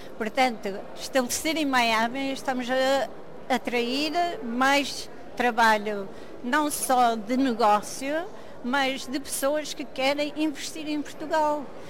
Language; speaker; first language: Portuguese; early bilingual, heritage; Portuguese